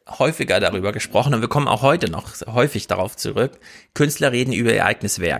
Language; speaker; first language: German; native; German